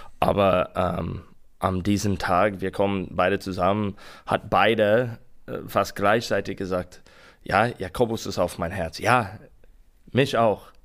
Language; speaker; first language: German; non-native, learner; English